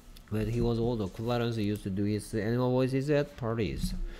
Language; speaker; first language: English; non-native, fluent; Korean